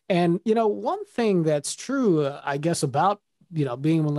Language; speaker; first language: English; native; English